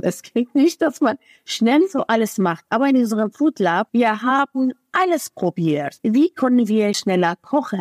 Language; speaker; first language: German; non-native, fluent; Persian